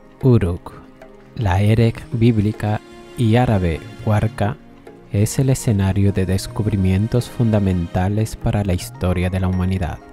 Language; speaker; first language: Spanish; native; Spanish